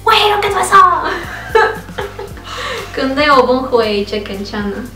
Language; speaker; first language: Korean; non-native, learner; Spanish